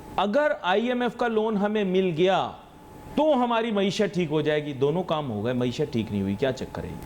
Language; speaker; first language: Urdu; native; Urdu